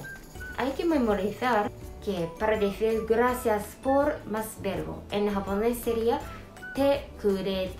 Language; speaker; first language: Spanish; non-native, fluent; Japanese